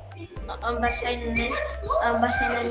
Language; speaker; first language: Indonesian; non-native, learner; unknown